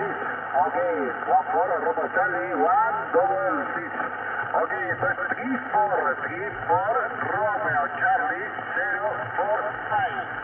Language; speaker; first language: English; non-native, learner; Spanish